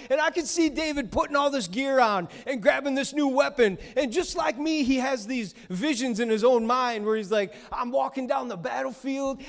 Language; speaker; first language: English; native; English